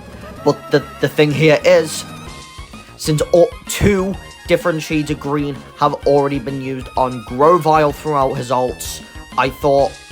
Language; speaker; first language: English; native; English